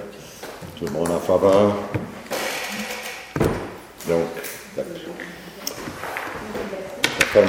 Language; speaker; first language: French; native; French